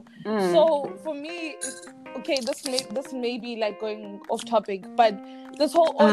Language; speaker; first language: English; non-native, local second language; Zulu